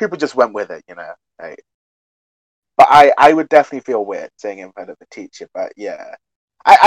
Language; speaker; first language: English; native; English